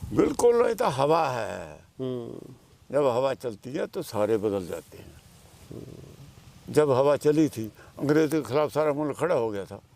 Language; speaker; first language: Hindi; non-native, local second language; Punjabi